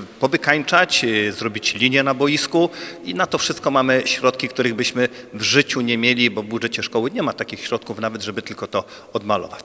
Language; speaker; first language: Polish; native; Polish